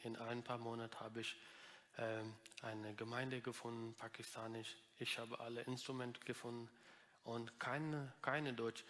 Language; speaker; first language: German; non-native, learner; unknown